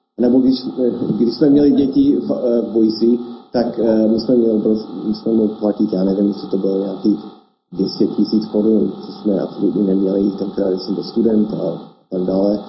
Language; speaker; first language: Czech; non-native, fluent; English